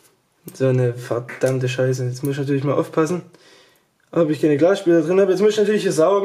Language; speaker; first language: German; native; German